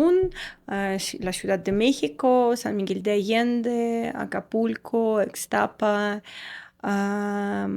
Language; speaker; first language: Spanish; non-native, fluent; Russian